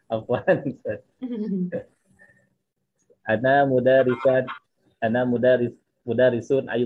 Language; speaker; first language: Arabic; non-native, learner; Indonesian